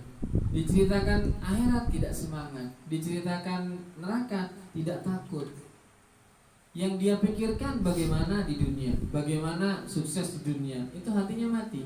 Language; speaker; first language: Indonesian; non-native, local second language; Javanese